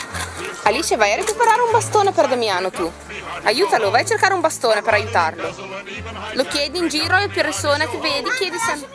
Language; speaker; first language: Italian; native; Italian